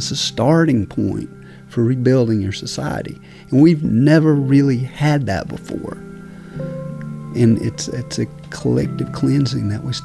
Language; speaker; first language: English; native; English